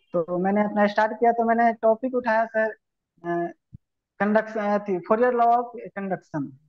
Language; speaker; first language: Hindi; native; Hindi